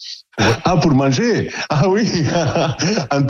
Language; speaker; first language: French; non-native, learner; Italian